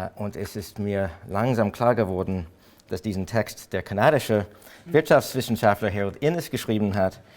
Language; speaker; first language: German; non-native, fluent; English